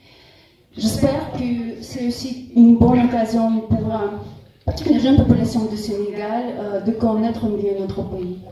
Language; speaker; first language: French; non-native, fluent; Russian